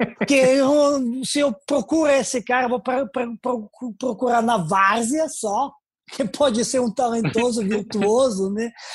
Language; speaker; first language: Portuguese; non-native, fluent; Serbian